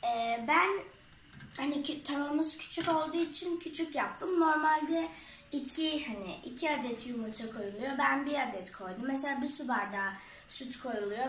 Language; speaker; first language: Turkish; native; Turkish